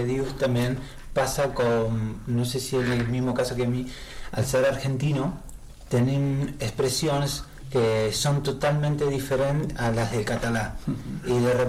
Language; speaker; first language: Catalan; non-native, learner; Spanish